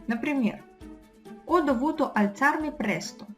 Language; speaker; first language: Italian; non-native, fluent; Russian